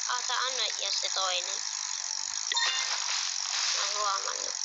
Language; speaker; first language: Finnish; early bilingual, other home language; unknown